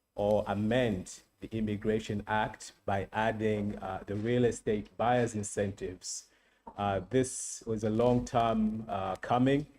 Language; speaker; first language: English; non-native, local second language; Swahili